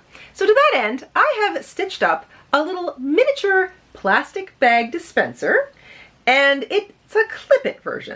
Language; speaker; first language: English; native; English